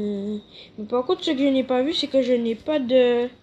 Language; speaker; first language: French; native; French